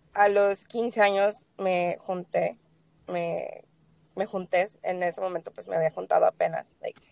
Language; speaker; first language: Spanish; early bilingual, heritage; Spanish